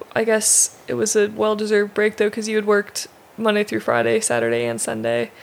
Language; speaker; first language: English; native; English